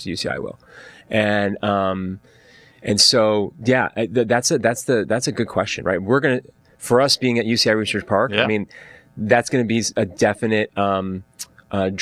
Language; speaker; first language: English; native; English